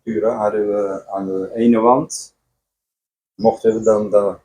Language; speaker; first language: Dutch; native; Dutch